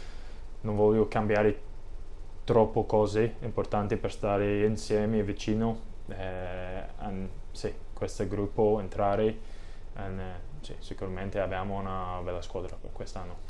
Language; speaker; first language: Italian; non-native, learner; English